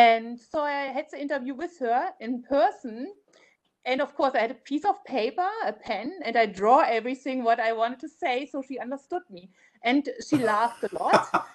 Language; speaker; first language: English; non-native, fluent; German